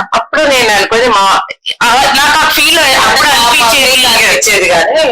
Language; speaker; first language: Telugu; non-native, fluent; Hindi